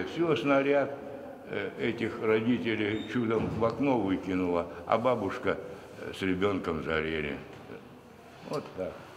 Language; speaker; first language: Russian; native; Russian